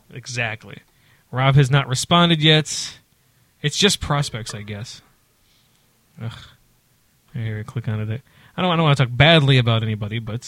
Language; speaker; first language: English; native; English